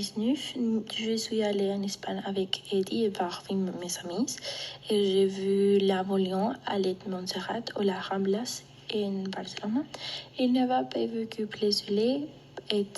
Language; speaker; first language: French; non-native, learner; Spanish